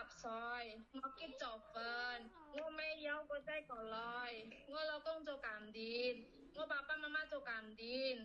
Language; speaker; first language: Cantonese; non-native, learner; Indonesian